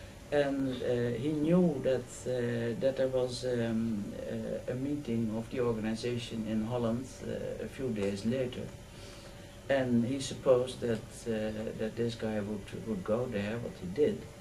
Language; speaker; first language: English; non-native, fluent; Dutch